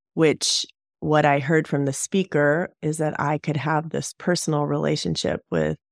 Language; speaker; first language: English; native; English